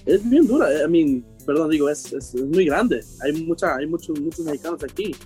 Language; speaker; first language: Spanish; early bilingual, heritage; Spanish